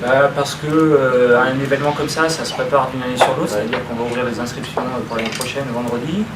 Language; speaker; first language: French; native; French